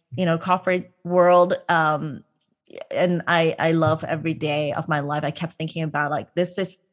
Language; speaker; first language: English; non-native, local second language; Cantonese